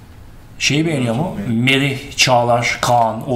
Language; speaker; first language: Turkish; native; Turkish